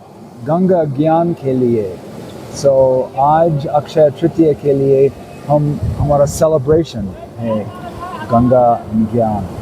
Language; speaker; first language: Hindi; non-native, learner; English